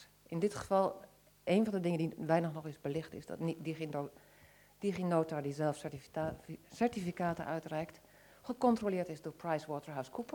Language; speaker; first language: Dutch; native; Dutch